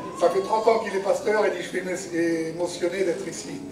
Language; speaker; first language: Portuguese; non-native, learner; French